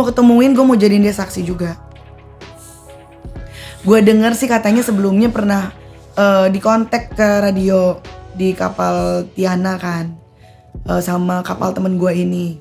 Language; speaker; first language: Indonesian; native; Indonesian